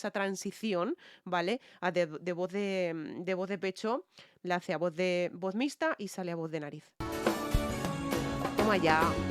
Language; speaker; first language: Spanish; native; Spanish